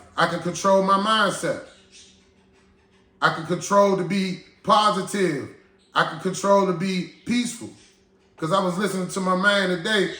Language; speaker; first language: English; native; English